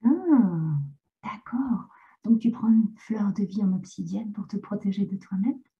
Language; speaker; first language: French; native; French